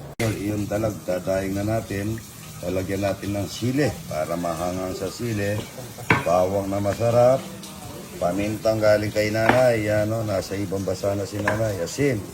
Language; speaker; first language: Filipino; native; Filipino